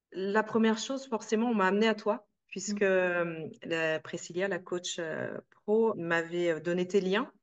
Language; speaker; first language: French; native; French